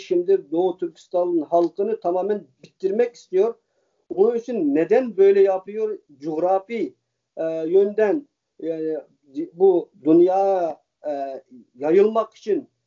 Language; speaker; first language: Turkish; early bilingual, heritage; Uyghur